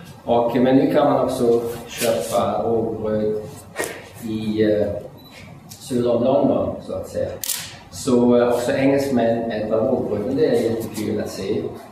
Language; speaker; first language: Swedish; non-native, fluent; German